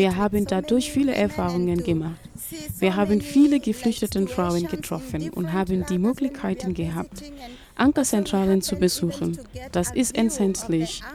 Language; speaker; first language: German; non-native, fluent; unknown